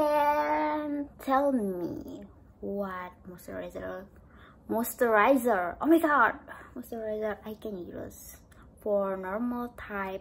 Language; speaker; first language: English; non-native, learner; Indonesian